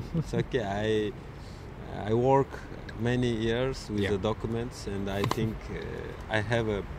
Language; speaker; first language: English; non-native, learner; Uzbek